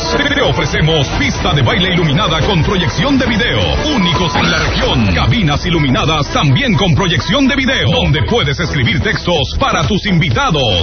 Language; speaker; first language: Spanish; native; Spanish